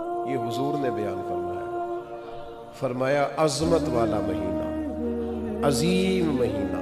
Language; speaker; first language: Urdu; native; Urdu